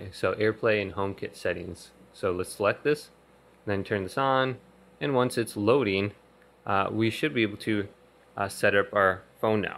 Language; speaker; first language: English; native; English